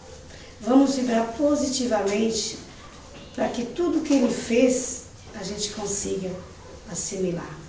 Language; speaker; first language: Portuguese; native; Portuguese